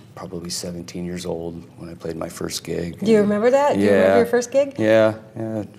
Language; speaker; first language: English; native; English